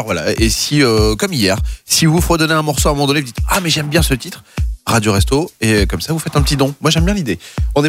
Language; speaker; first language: French; native; French